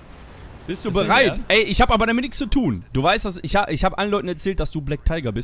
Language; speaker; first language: German; native; German